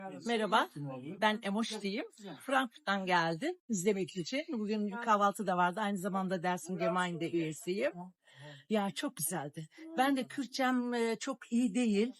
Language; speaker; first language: Turkish; early bilingual, heritage; Turkish